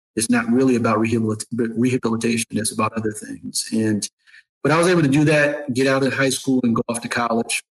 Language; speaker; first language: English; native; English